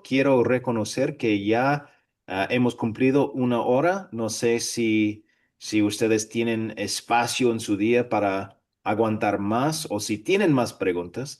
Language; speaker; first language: Spanish; non-native, fluent; English